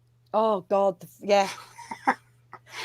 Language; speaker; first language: English; native; English